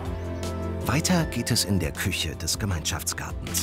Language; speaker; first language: German; native; German